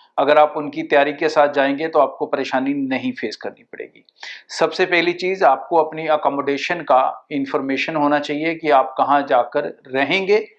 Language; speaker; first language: Hindi; non-native, local second language; Punjabi